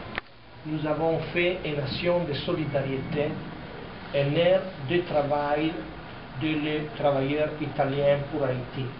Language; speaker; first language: French; non-native, fluent; Italian